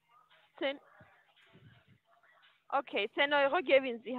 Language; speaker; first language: German; non-native, learner; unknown